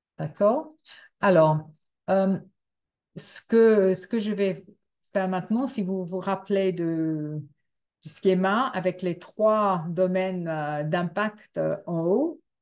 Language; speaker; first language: French; non-native, fluent; English